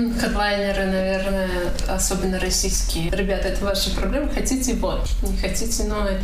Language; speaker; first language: Russian; non-native, local second language; Tajik